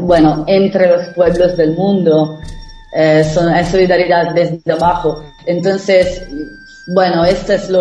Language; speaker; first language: Spanish; non-native, fluent; Italian